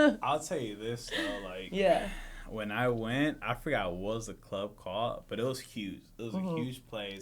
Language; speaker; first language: English; native; English